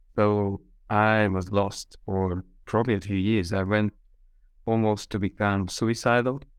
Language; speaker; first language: English; non-native, fluent; Hungarian